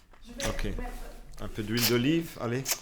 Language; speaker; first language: French; non-native, local second language; Luxembourgish